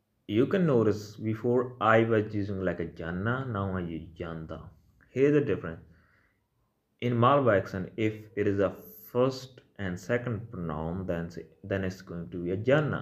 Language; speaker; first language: English; non-native, local second language; Punjabi